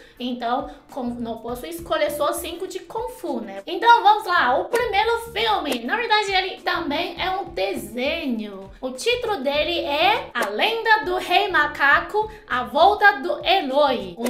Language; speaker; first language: Portuguese; non-native, fluent; Chinese